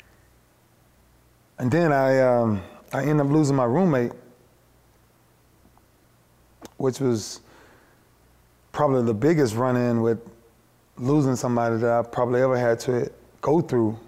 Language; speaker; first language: English; native; English